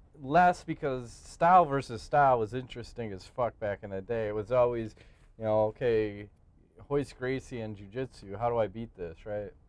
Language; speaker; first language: English; native; English